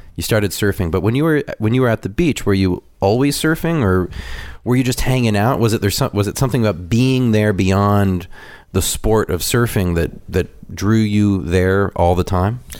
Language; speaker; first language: English; native; English